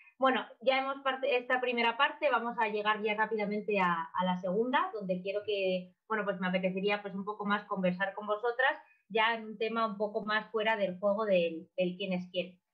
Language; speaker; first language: Spanish; native; Spanish